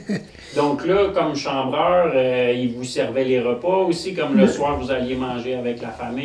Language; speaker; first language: French; native; French